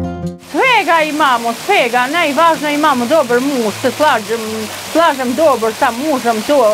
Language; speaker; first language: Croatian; non-native, learner; Albanian